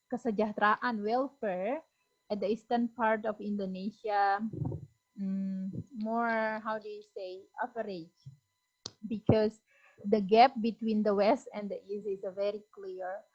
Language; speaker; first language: English; non-native, fluent; Indonesian